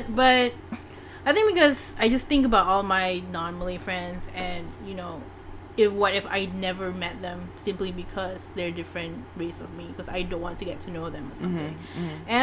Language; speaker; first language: English; non-native, local second language; Malay